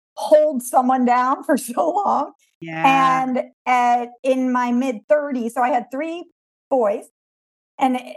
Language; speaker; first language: English; native; English